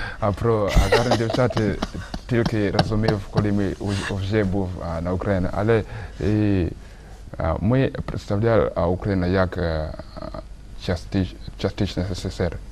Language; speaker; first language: Ukrainian; early bilingual, heritage; Russian